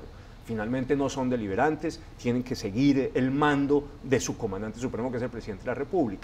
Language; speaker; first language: Spanish; native; Spanish